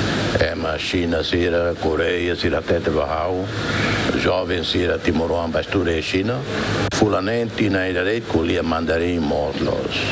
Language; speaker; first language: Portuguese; non-native, local second language; Tetum